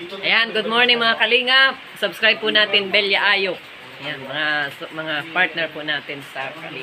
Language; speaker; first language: Filipino; non-native, local second language; Cebuano